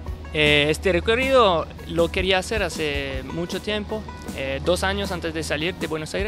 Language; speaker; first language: Spanish; non-native, fluent; French